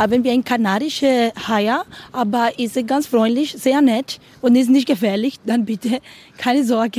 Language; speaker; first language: German; non-native, learner; Spanish